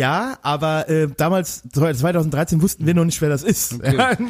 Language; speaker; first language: German; native; German